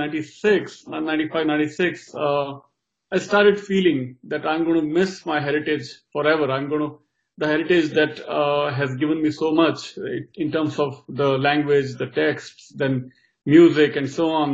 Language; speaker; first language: English; non-native, local second language; Hindi